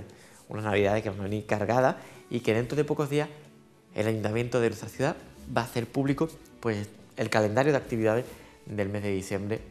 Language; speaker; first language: Spanish; native; Spanish